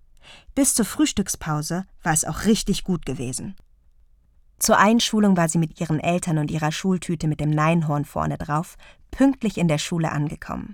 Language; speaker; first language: German; native; German